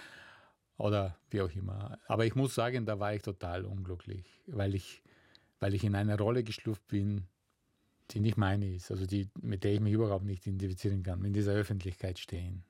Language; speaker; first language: German; non-native, fluent; Bulgarian